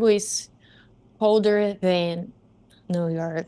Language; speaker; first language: English; non-native, learner; Portuguese